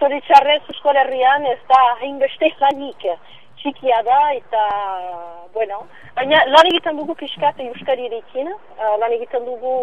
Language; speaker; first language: Basque; non-native, local second language; French